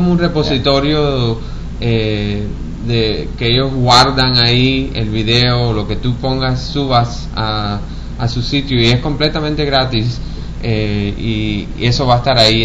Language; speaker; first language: Spanish; early bilingual, heritage; Spanish